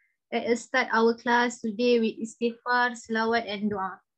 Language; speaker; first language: English; non-native, local second language; Malay